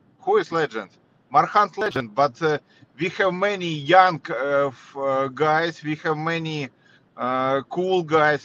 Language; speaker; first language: English; non-native, learner; Russian